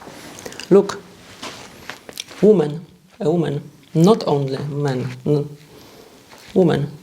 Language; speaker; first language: English; non-native, fluent; Polish